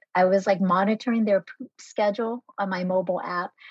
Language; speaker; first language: English; early bilingual, other home language; Vietnamese